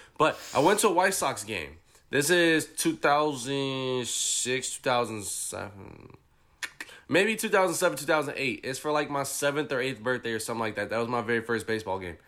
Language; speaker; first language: English; native; English